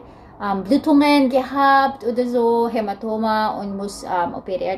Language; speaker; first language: German; non-native, learner; Filipino